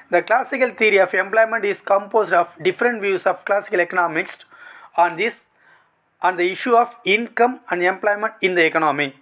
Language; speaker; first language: English; non-native, local second language; Tamil